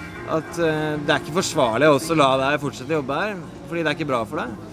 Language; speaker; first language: Norwegian; native; Norwegian